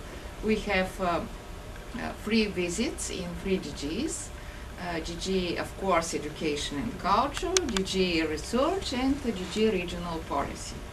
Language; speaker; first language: English; non-native, fluent; Bulgarian